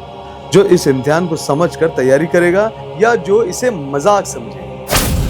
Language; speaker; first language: Hindi; native; Hindi